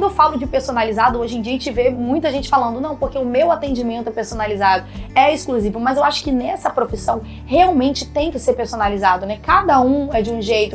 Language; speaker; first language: Portuguese; native; Portuguese